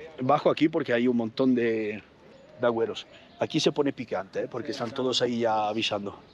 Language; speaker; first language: Spanish; non-native, fluent; Italian